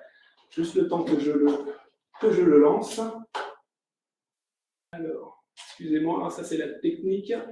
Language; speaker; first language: French; native; French